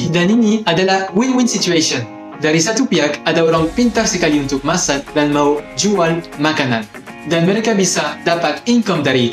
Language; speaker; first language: Indonesian; non-native, fluent; French